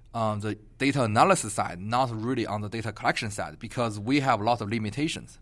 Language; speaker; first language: English; non-native, fluent; Chinese